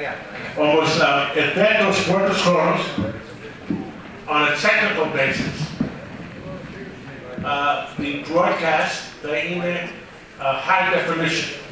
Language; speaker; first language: Greek; early bilingual, heritage; Greek